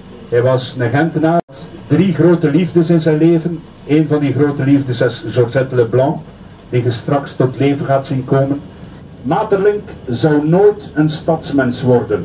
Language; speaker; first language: Dutch; native; Dutch